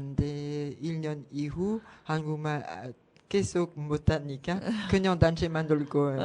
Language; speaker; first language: Korean; non-native, learner; French